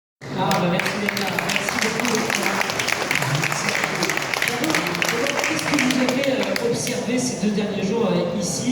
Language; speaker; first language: French; native; French